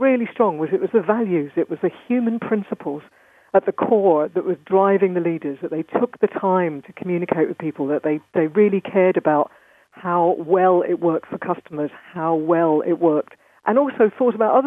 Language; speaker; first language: English; native; English